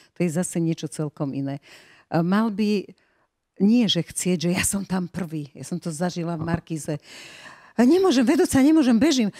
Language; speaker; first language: Slovak; native; Slovak